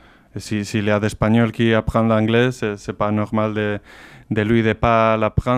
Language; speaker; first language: French; non-native, fluent; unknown